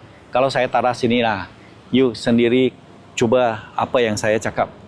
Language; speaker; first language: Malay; non-native, local second language; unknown